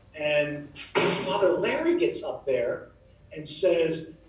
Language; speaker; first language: English; native; English